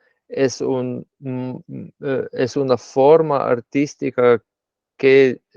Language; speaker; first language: Spanish; non-native, fluent; Slovenian